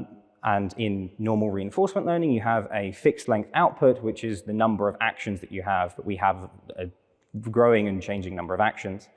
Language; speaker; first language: English; native; English